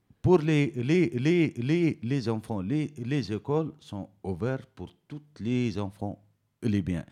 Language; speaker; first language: French; non-native, learner; Berber languages